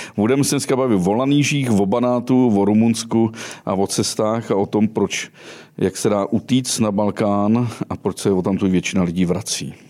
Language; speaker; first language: Czech; native; Czech